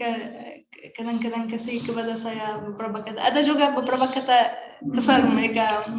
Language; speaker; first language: Indonesian; non-native, learner; Arabic